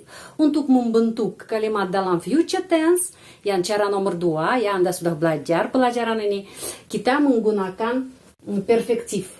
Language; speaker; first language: Indonesian; non-native, fluent; Russian